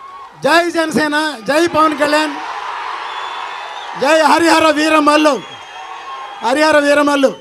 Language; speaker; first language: Telugu; native; Telugu